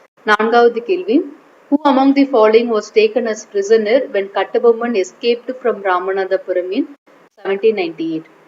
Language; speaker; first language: English; non-native, local second language; Tamil